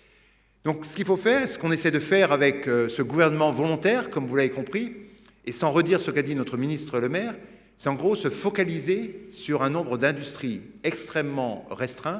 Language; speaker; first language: French; native; French